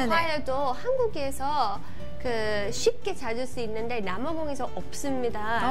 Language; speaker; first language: Korean; non-native, learner; English